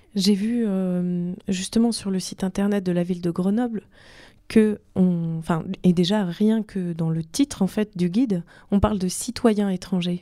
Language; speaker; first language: French; native; French